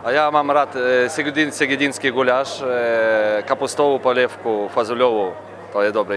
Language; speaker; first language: Slovak; non-native, learner; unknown